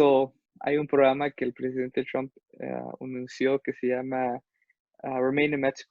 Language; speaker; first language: Spanish; non-native, fluent; English